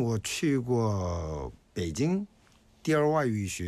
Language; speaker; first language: Chinese; non-native, fluent; Korean